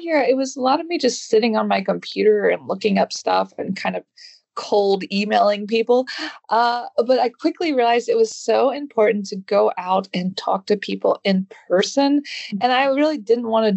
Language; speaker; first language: English; native; English